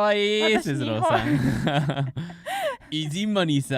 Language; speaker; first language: Japanese; non-native, fluent; English